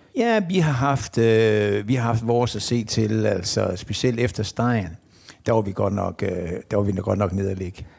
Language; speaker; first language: Danish; native; Danish